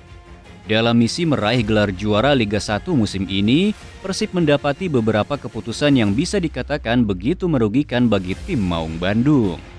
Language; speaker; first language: Indonesian; native; Indonesian